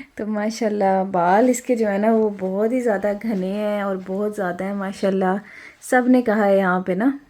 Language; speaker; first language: Urdu; non-native, local second language; Punjabi